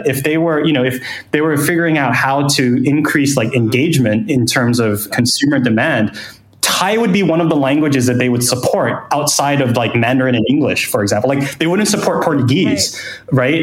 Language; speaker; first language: English; non-native, fluent; Thai